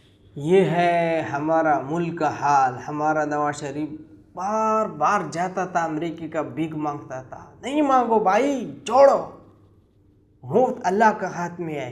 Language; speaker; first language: Hindi; non-native, local second language; Pashto